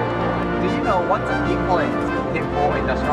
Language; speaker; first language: English; non-native, learner; Japanese